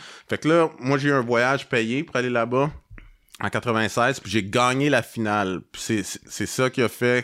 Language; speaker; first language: French; native; French